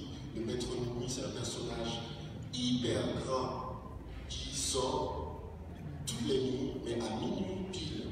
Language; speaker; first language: French; non-native, local second language; Haitian Creole